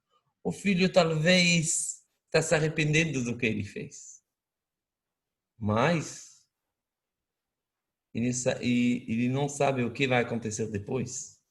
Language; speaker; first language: Portuguese; non-native, fluent; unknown